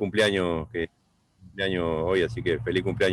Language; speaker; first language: Spanish; native; Spanish